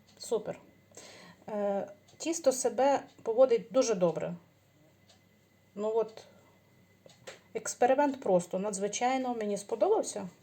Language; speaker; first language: Ukrainian; native; Ukrainian